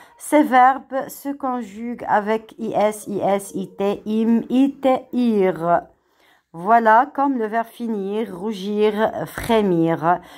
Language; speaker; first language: French; non-native, local second language; Arabic